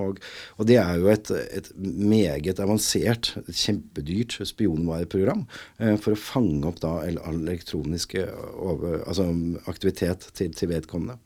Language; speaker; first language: Norwegian; native; Norwegian